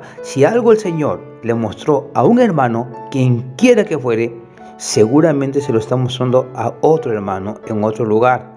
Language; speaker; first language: Spanish; native; Spanish